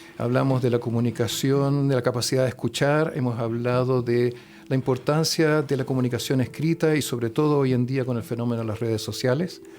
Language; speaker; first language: Spanish; native; Spanish